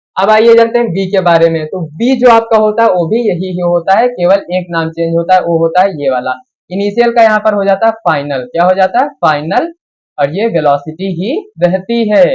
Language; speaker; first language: Hindi; native; Hindi